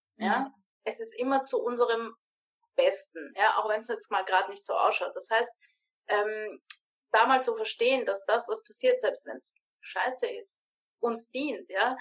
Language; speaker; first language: German; native; German